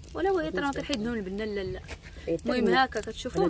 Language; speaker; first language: Arabic; native; Arabic